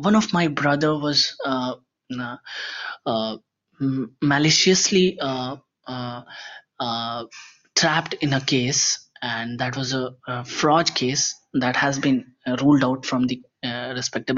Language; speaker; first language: English; non-native, local second language; Hindi